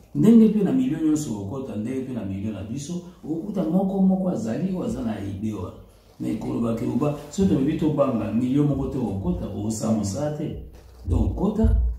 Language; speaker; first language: Lingala; native; Lingala